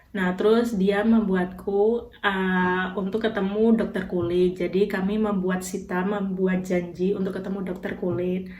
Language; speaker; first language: Indonesian; native; Indonesian